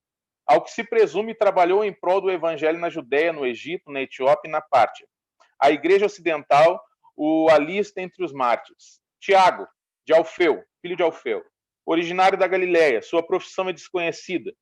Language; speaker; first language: Portuguese; native; Portuguese